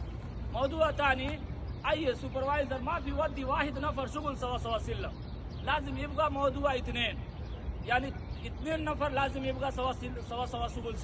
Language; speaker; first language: Arabic; non-native, learner; Hindi